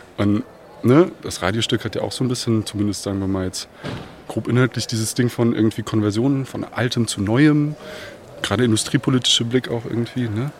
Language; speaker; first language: German; early bilingual, other home language; Bosnian